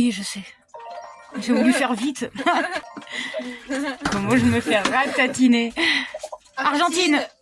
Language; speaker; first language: French; native; French